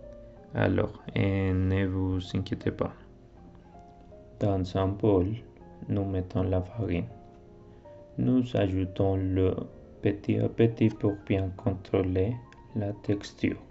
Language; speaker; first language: French; non-native, learner; Spanish